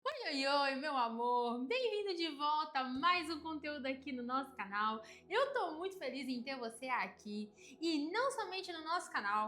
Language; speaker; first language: Portuguese; native; Portuguese